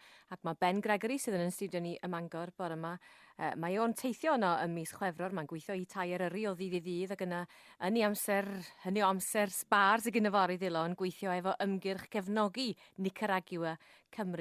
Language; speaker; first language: Welsh; native; Welsh